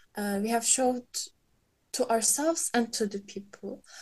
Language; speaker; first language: English; non-native, fluent; Turkish